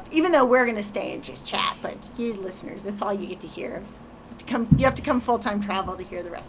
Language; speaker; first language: English; native; English